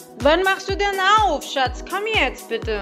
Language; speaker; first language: German; non-native, learner; Filipino